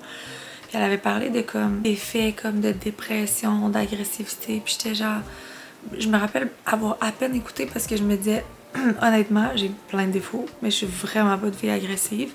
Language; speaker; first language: French; native; French